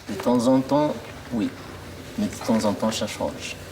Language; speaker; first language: French; non-native, learner; Arabic